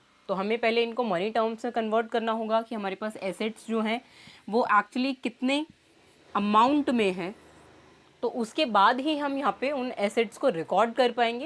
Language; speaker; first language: Hindi; native; Hindi